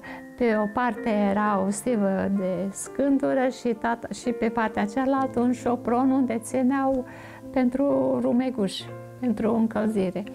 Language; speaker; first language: Romanian; non-native, local second language; German